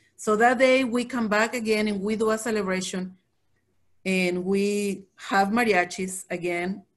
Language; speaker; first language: English; non-native, fluent; Spanish